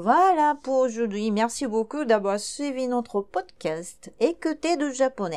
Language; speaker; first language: French; non-native, fluent; Japanese